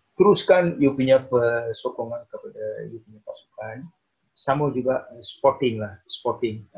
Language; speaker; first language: Malay; non-native, local second language; Tamil